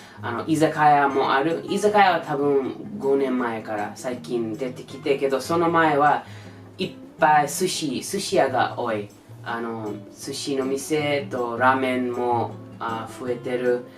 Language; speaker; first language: Japanese; non-native, learner; English